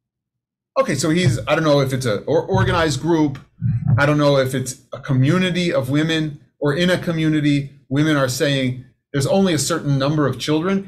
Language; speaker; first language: English; native; English